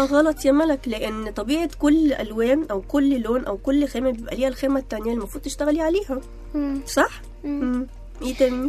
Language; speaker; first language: Arabic; native; Arabic